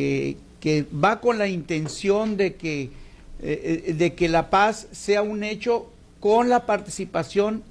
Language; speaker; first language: Spanish; native; Spanish